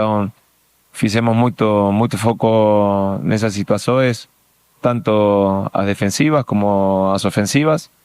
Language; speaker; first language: Portuguese; non-native, learner; Spanish